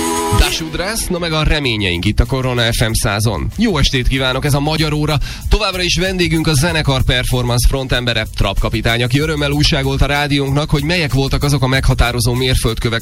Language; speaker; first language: Hungarian; native; Hungarian